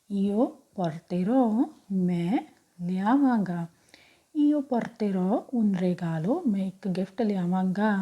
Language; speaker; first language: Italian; non-native, fluent; Punjabi